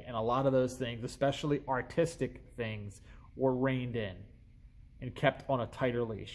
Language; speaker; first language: English; native; English